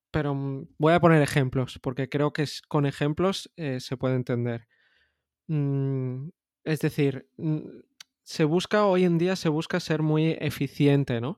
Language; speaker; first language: Spanish; native; Spanish